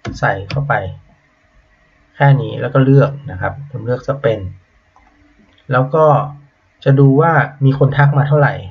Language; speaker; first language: Thai; native; Thai